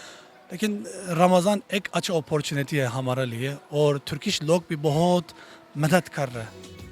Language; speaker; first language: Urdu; non-native, learner; Turkish